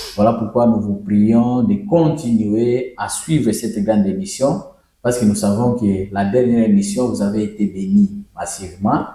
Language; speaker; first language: French; non-native, local second language; Swahili